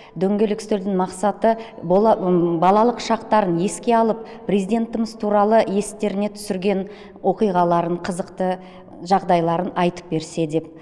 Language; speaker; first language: Kazakh; native; Kazakh